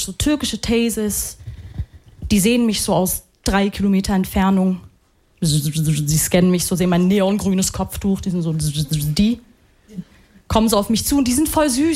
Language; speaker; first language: German; early bilingual, other home language; Arabic